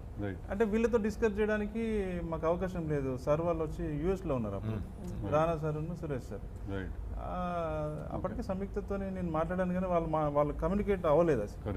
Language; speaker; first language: Telugu; native; Telugu